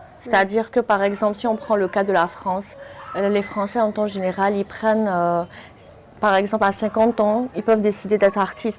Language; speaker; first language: French; native; French